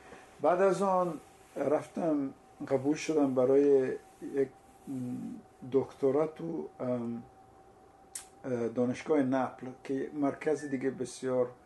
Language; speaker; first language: Persian; non-native, fluent; Italian